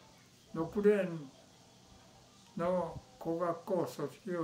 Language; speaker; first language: Japanese; non-native, local second language; Min Nan Chinese